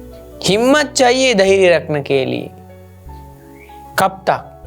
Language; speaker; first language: Hindi; non-native, local second language; Sinhala